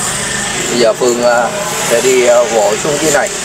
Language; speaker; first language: Vietnamese; native; Vietnamese